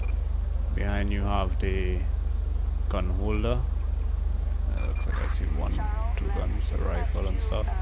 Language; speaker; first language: English; native; English